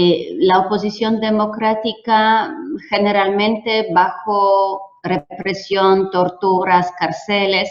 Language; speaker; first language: Spanish; non-native, fluent; Polish